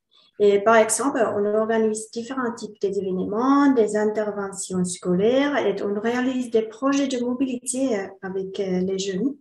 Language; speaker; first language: French; non-native, learner; Finnish